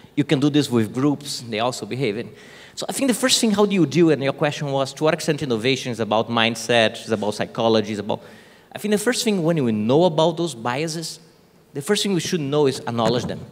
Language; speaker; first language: English; non-native, fluent; Portuguese